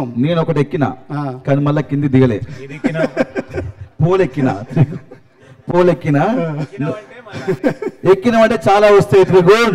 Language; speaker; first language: Telugu; native; Telugu